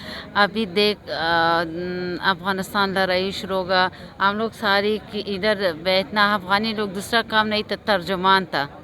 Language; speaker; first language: Hindi; non-native, learner; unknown